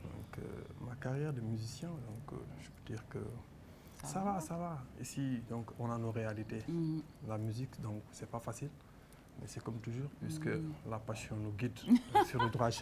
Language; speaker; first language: French; non-native, local second language; Wolof